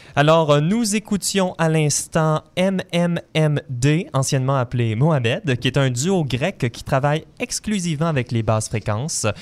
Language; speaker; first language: French; native; French